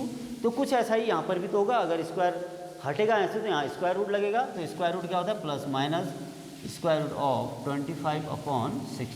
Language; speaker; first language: Hindi; native; Hindi